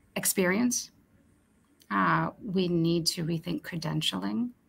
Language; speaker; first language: English; early bilingual, other home language; Romanian